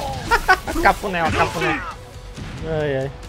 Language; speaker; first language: Portuguese; native; Portuguese